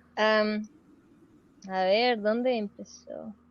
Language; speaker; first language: Spanish; non-native, fluent; English